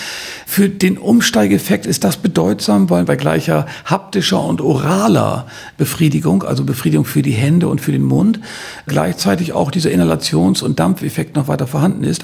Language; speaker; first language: German; native; German